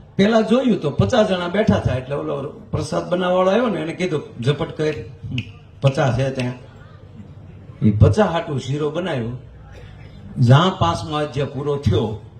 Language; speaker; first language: Gujarati; native; Gujarati